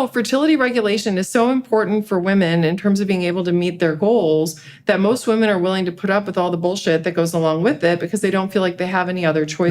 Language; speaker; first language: English; native; English